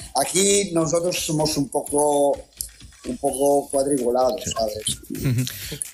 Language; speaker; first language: Spanish; non-native, learner; Italian